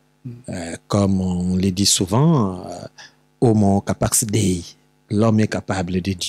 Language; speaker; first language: French; non-native, local second language; Lingala